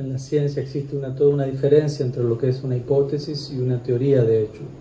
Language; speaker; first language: Spanish; native; Spanish